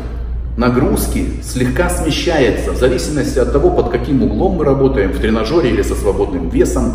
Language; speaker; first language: Russian; native; Russian